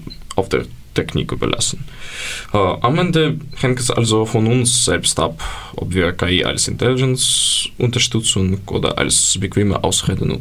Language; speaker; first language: German; non-native, learner; Ukrainian